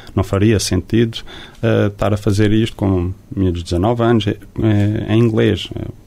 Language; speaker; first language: Portuguese; early bilingual, heritage; Portuguese